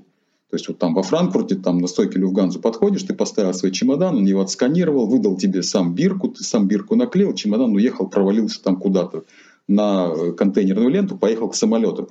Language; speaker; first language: Russian; native; Russian